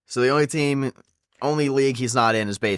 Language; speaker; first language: English; native; English